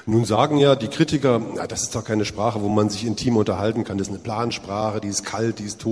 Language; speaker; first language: German; native; German